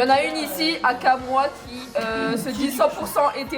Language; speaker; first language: French; native; French